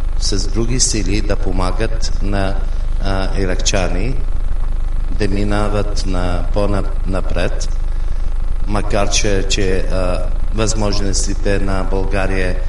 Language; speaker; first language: Bulgarian; non-native, fluent; Arabic